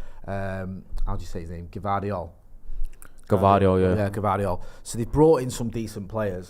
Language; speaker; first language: English; native; English